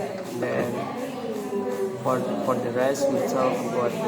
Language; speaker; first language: English; non-native, learner; Indonesian